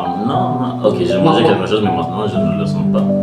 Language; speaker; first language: French; non-native, learner; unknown